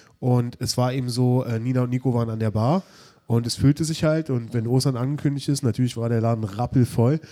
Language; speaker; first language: German; native; German